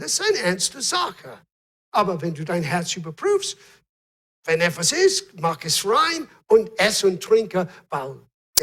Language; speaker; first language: German; non-native, fluent; English